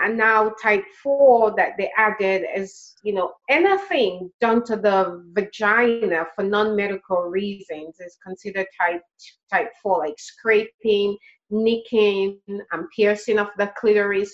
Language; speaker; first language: English; non-native, local second language; Krio